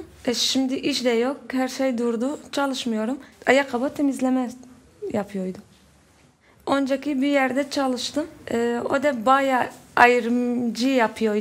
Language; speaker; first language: Turkish; non-native, learner; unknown